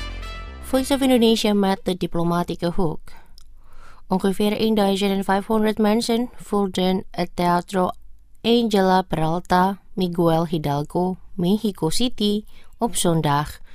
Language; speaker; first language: Dutch; non-native, fluent; Indonesian